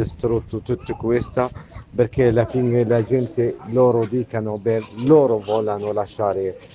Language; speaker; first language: Italian; non-native, learner; Arabic